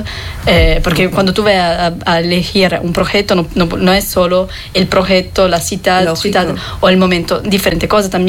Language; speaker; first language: Spanish; non-native, fluent; French